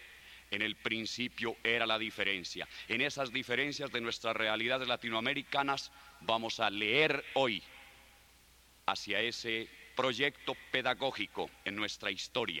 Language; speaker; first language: Spanish; native; Spanish